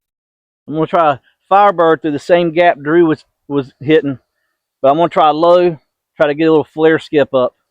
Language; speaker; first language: English; native; English